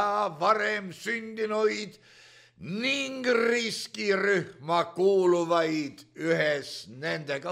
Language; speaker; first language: Estonian; native; Estonian